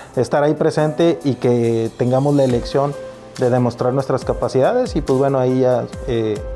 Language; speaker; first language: Spanish; native; Spanish